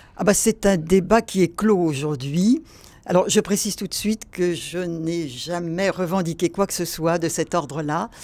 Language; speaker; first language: French; native; French